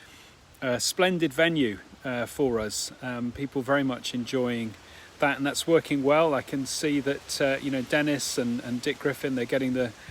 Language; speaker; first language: English; native; English